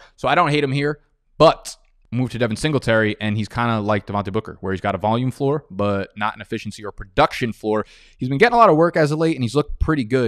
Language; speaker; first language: English; native; English